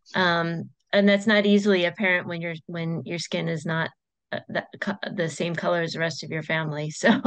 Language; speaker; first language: English; native; English